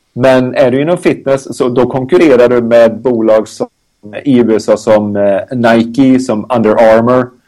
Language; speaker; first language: Swedish; native; Swedish